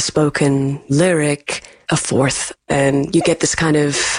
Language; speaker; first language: English; native; English